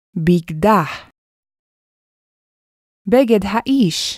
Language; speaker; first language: Hebrew; non-native, fluent; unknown